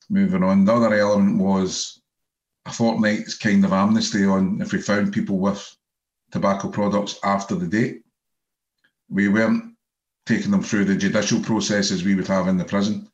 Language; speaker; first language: English; native; English